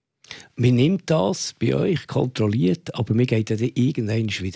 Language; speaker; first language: German; native; German